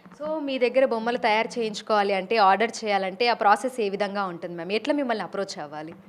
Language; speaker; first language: Telugu; native; Telugu